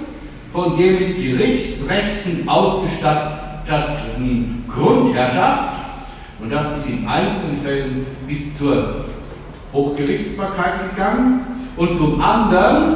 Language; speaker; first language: German; native; German